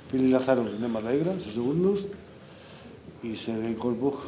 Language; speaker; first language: Macedonian; non-native, learner; Spanish